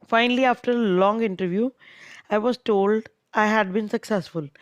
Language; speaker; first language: English; non-native, local second language; Punjabi